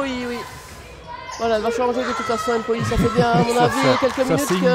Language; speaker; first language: French; native; French